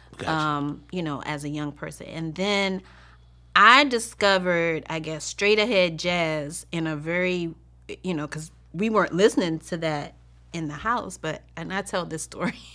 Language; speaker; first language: English; native; English